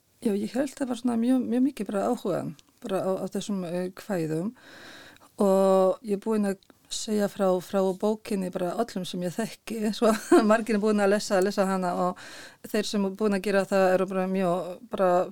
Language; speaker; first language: Icelandic; non-native, fluent; Polish